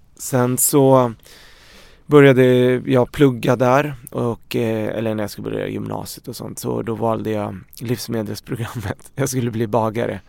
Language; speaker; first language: Swedish; early bilingual, other home language; Arabic